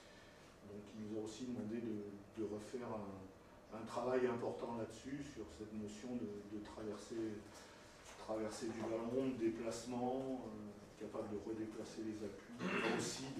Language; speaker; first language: French; native; French